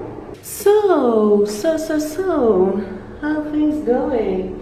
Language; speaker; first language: English; non-native, learner; French